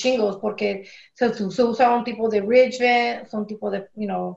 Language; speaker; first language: Spanish; early bilingual, heritage; Spanish